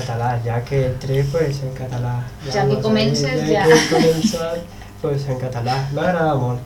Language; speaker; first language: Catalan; non-native, learner; Spanish